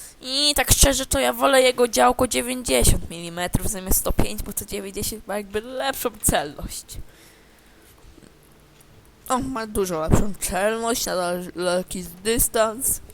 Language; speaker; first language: Polish; native; Polish